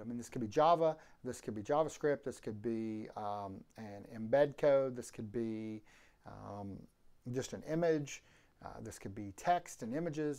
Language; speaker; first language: English; native; English